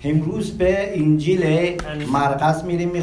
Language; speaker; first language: Persian; early bilingual, heritage; Persian